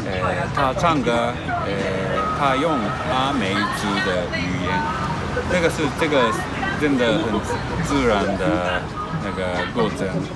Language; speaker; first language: Chinese; non-native, learner; Japanese